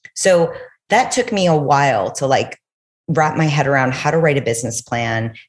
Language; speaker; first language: English; native; English